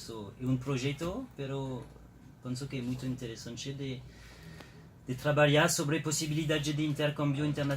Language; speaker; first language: Portuguese; non-native, learner; French